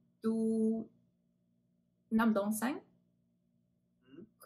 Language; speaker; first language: Korean; non-native, learner; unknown